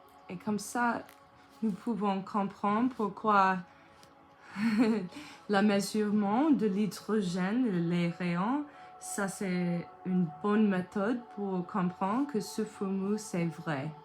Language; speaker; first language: French; non-native, learner; English